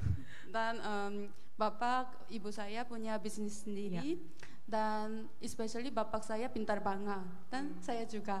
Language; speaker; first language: Indonesian; non-native, learner; Korean